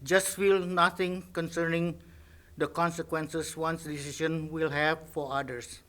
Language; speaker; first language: English; non-native, fluent; Indonesian